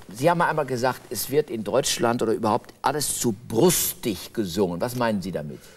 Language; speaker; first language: German; native; German